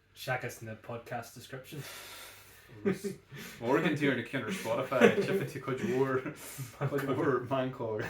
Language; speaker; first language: Irish; non-native, local second language; English